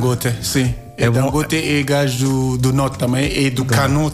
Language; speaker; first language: Portuguese; non-native, learner; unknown